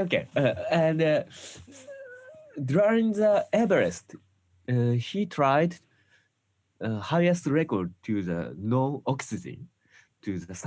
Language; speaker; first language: English; non-native, learner; Japanese